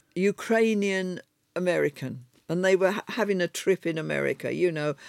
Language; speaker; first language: English; native; English